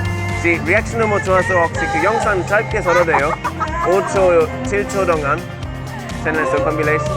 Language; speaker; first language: Korean; non-native, learner; English